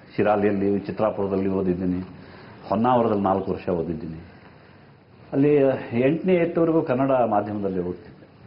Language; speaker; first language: Kannada; non-native, local second language; Konkani